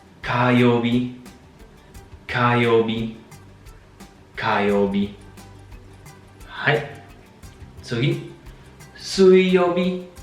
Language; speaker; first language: Japanese; non-native, fluent; Polish